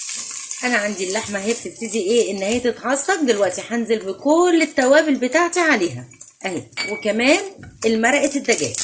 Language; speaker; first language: Arabic; native; Arabic